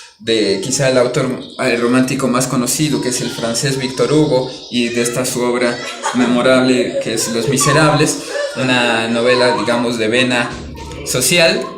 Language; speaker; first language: Spanish; native; Spanish